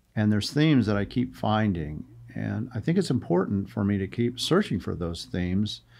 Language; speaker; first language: English; native; English